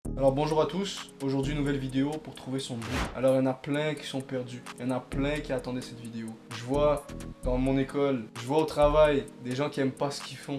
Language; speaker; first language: French; native; French